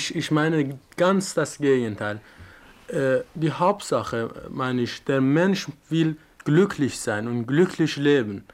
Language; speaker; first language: German; non-native, fluent; Persian